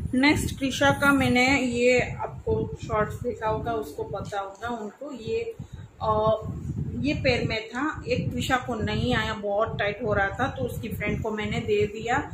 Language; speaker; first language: Hindi; non-native, local second language; Gujarati